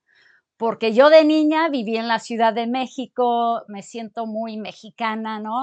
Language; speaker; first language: Spanish; early bilingual, other home language; English